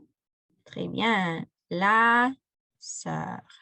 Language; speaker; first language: French; non-native, fluent; English